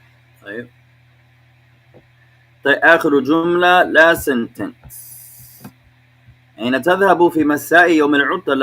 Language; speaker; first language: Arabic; non-native, fluent; English